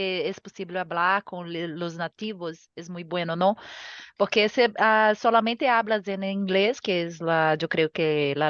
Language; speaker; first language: Spanish; non-native, learner; Portuguese